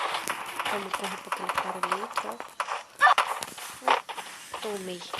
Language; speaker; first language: Portuguese; native; Portuguese